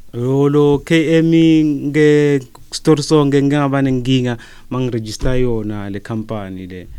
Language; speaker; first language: Zulu; non-native, local second language; Swati